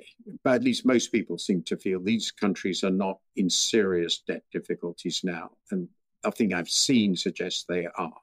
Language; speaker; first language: English; native; English